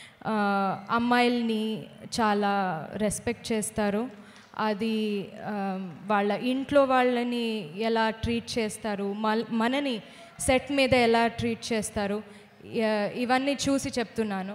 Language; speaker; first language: Telugu; non-native, fluent; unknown